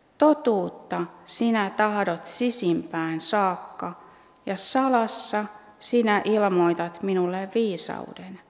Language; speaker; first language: Finnish; native; Finnish